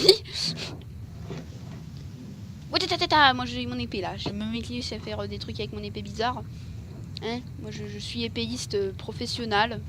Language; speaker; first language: French; native; French